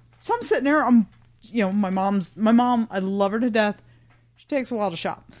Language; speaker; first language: English; native; English